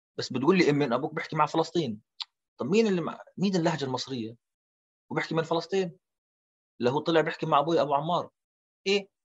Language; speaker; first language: Arabic; early bilingual, heritage; Arabic